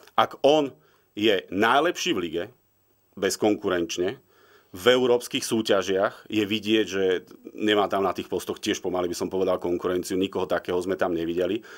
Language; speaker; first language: Slovak; native; Slovak